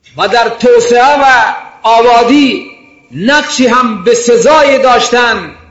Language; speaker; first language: Persian; non-native, local second language; Baluchi